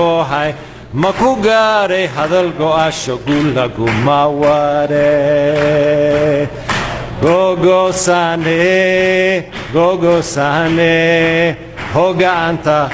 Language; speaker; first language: Somali; non-native, fluent; English